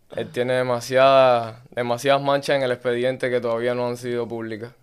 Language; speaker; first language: Spanish; native; Spanish